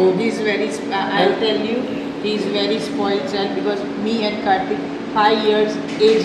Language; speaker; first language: English; non-native, local second language; Gujarati